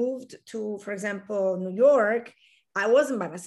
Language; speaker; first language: English; non-native, fluent; Italian